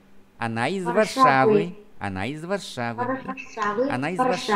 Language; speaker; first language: Russian; non-native, fluent; Vietnamese